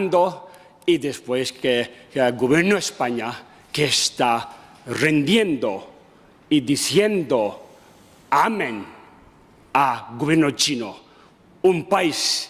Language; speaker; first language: Spanish; non-native, learner; Tibetan